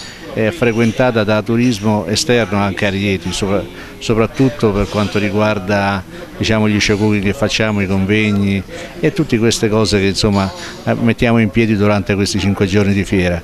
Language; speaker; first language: Italian; native; Italian